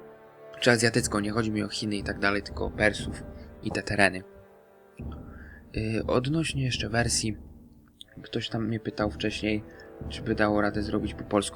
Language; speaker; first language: Polish; native; Polish